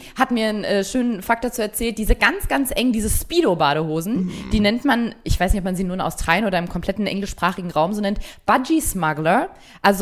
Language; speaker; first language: German; native; German